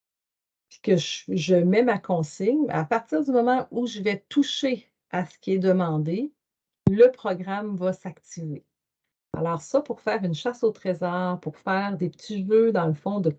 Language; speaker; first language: French; native; French